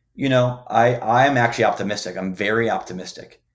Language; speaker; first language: English; native; English